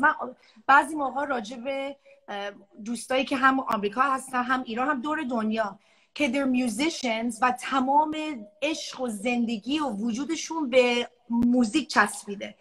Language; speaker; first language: Persian; early bilingual, heritage; Persian